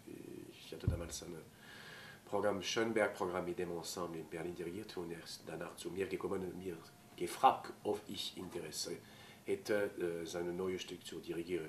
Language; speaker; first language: German; non-native, fluent; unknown